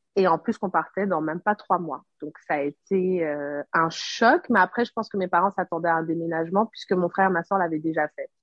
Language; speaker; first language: French; non-native, local second language; Rundi